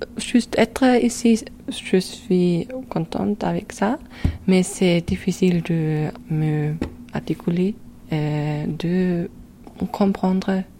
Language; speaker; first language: French; non-native, learner; German